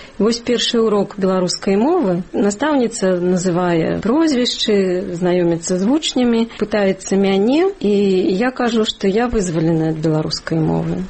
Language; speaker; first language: Belarusian; non-native, local second language; Russian